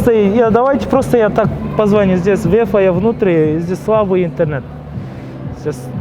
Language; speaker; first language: Russian; non-native, local second language; Kyrgyz